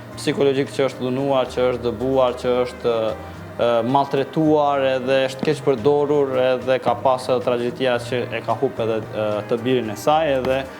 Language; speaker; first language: Albanian; non-native, local second language; Romany